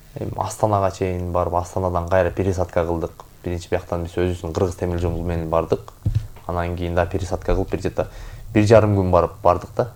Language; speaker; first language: Kyrgyz; native; Kyrgyz